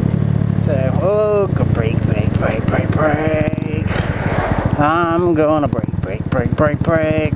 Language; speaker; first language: English; native; English